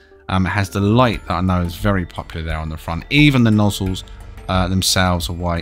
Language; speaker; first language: English; native; English